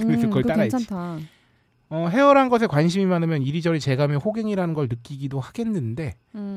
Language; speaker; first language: Korean; native; Korean